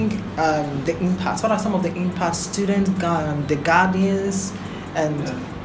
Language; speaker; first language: English; non-native, local second language; Akan